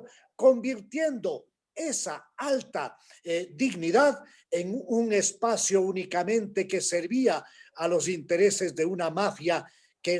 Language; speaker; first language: Spanish; native; Spanish